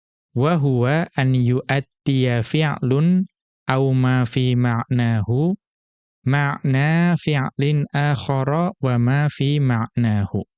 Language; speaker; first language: Arabic; non-native, fluent; Indonesian